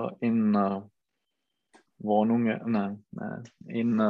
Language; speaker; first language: German; non-native, learner; Czech